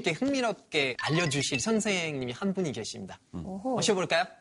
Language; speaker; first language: Korean; non-native, fluent; French